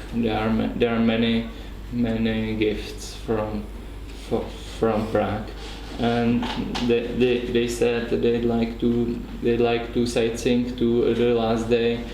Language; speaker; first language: English; non-native, learner; Czech